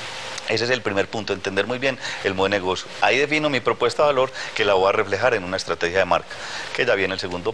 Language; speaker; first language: Spanish; native; Spanish